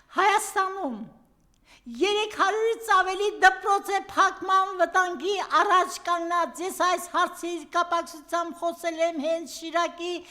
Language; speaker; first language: Armenian; native; Armenian